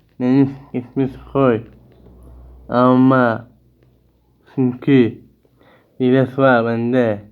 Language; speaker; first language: Turkish; early bilingual, heritage; Turkish